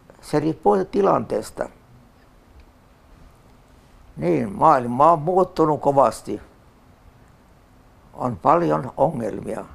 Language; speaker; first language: Finnish; non-native, local second language; Tatar